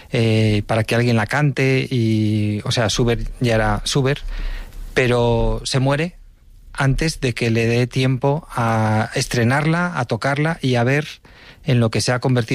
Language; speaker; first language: Spanish; native; Spanish